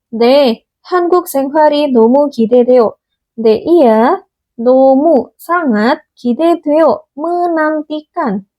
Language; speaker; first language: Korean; non-native, fluent; Indonesian